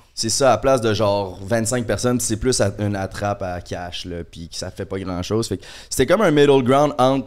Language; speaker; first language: French; native; French